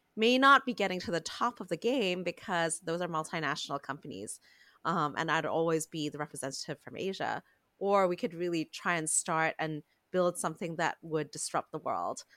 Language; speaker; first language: English; non-native, local second language; Cantonese